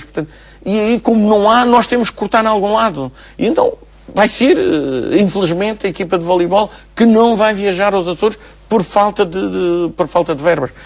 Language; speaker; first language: Portuguese; native; Portuguese